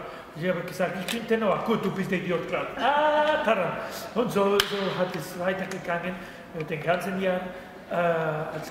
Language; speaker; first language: German; non-native, learner; Spanish